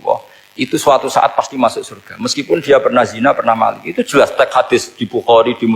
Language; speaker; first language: Indonesian; non-native, local second language; Javanese